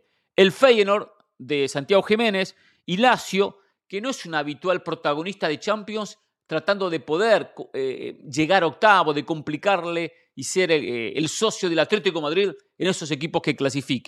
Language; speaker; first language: Spanish; native; Spanish